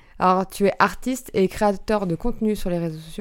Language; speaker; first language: French; native; French